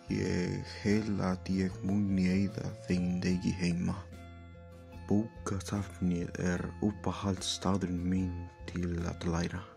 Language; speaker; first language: Icelandic; non-native, learner; Spanish